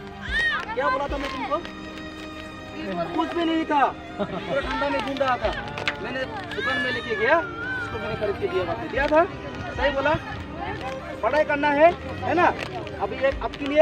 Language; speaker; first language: Hindi; non-native, local second language; Assamese